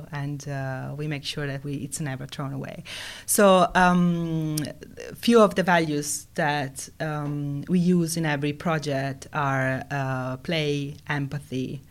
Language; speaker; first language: English; non-native, fluent; Italian